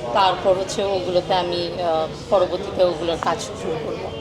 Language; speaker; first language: Bangla; non-native, local second language; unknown